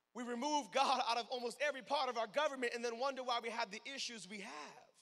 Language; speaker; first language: English; native; English